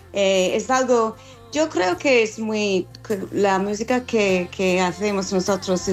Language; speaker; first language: Spanish; non-native, learner; English